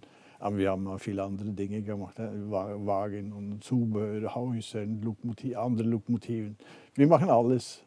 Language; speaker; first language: German; non-native, fluent; Norwegian